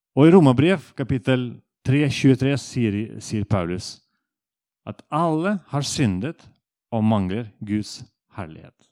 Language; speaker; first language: Norwegian; non-native, fluent; Russian